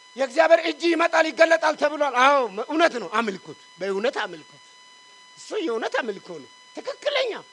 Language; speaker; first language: Amharic; non-native, local second language; Wolaytta